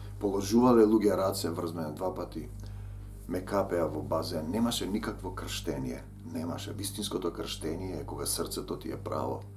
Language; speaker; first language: Macedonian; native; Macedonian